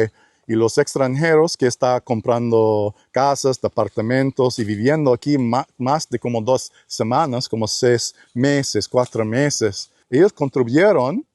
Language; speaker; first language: Spanish; non-native, learner; English